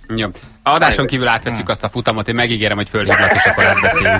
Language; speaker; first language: Hungarian; native; Hungarian